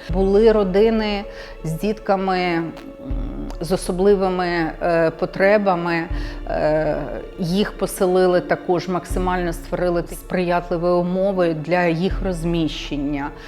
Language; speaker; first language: Ukrainian; native; Ukrainian